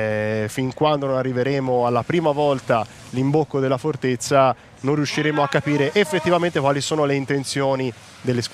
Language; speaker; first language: Italian; native; Italian